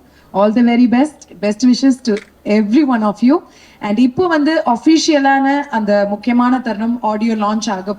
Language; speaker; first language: Tamil; native; Tamil